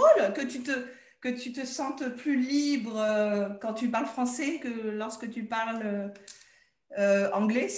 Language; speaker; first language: French; native; French